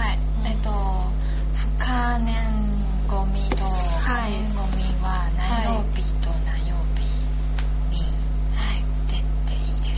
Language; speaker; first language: Japanese; non-native, learner; Chinese